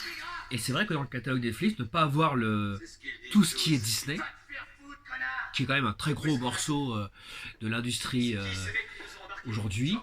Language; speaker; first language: French; native; French